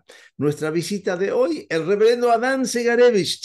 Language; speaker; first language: Spanish; non-native, fluent; English